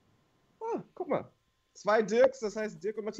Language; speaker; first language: German; native; German